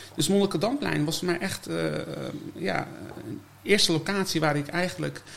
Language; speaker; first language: Dutch; native; Dutch